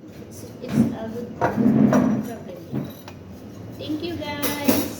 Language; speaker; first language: English; non-native, learner; Filipino